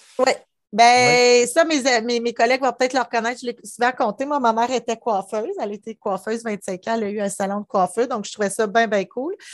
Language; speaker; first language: French; native; French